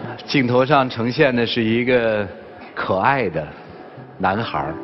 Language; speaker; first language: Chinese; native; Chinese